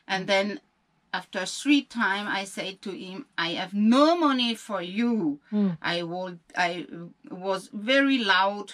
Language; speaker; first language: English; non-native, learner; French